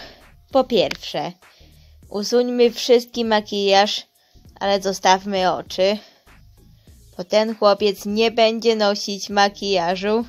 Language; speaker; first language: Polish; early bilingual, heritage; Polish